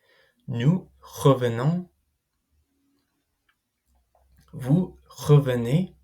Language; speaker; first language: French; non-native, fluent; English